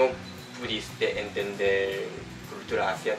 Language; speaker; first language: Spanish; non-native, learner; Japanese